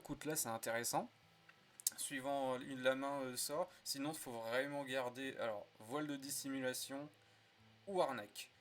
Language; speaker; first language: French; native; French